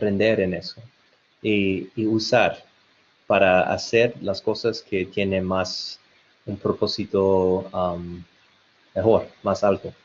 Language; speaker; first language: Spanish; non-native, learner; English